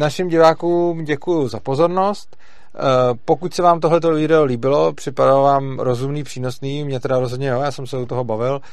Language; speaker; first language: Czech; native; Czech